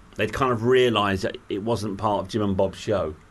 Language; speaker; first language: English; native; English